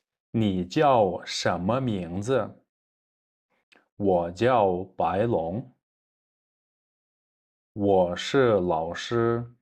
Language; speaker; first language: Chinese; non-native, fluent; Kyrgyz